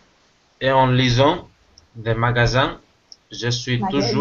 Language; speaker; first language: French; non-native, learner; Spanish